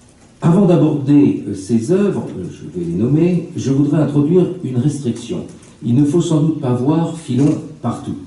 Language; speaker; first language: French; native; French